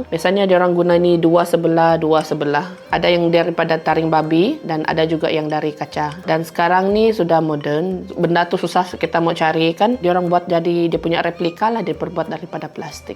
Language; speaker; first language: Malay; non-native, local second language; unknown